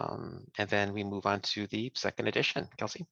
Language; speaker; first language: English; native; English